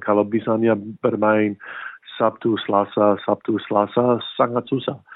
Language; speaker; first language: Indonesian; non-native, fluent; English